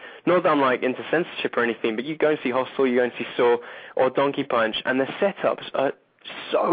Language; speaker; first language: English; native; English